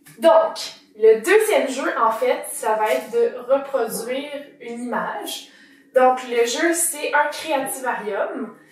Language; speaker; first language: French; native; French